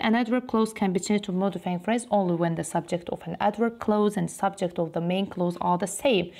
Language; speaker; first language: English; non-native, fluent; Azerbaijani